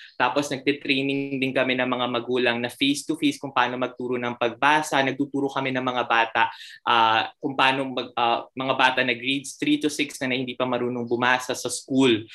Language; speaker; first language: Filipino; non-native, local second language; Cebuano